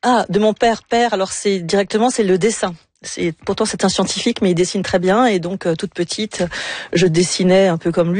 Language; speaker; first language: French; native; French